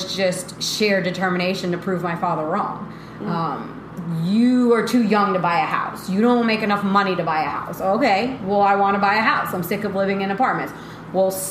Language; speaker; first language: English; native; English